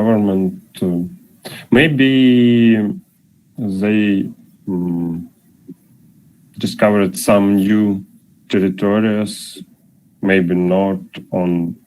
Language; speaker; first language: English; non-native, learner; Russian